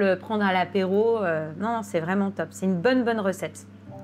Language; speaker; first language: French; native; French